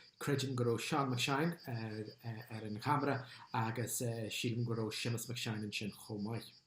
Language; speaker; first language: Irish; non-native, local second language; English